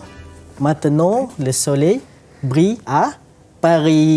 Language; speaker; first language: French; non-native, fluent; Malay